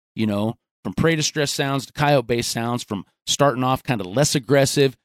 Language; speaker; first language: English; native; English